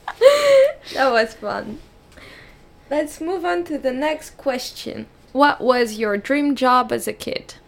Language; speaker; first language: English; non-native, fluent; French